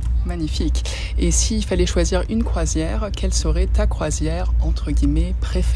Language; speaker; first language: French; native; French